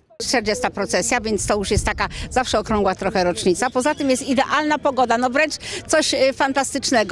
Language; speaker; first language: Polish; native; Polish